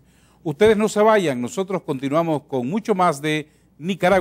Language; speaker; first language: Spanish; native; Spanish